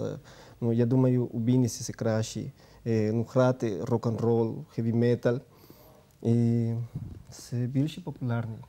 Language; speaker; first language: Ukrainian; non-native, learner; Spanish